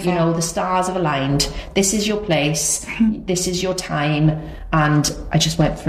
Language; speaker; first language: English; native; English